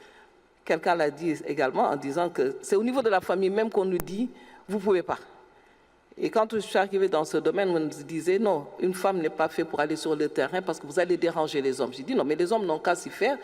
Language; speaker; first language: French; non-native, local second language; Wolof